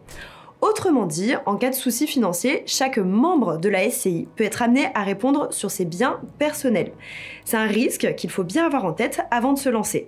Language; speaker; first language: French; native; French